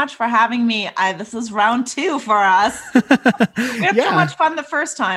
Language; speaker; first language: English; non-native, fluent; German